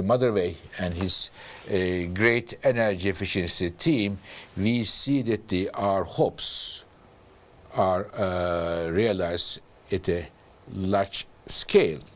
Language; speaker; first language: English; non-native, fluent; Turkish